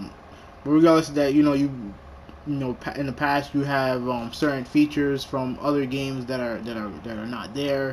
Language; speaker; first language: English; native; English